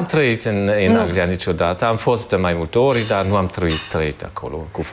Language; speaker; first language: Romanian; non-native, fluent; German